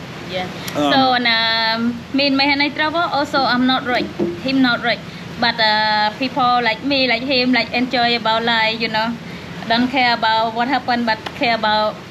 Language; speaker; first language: English; non-native, learner; Khmer